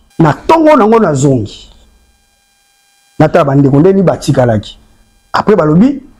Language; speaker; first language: Lingala; native; Lingala